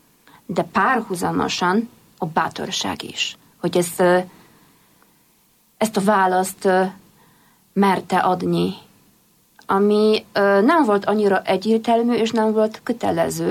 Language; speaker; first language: Hungarian; non-native, fluent; Polish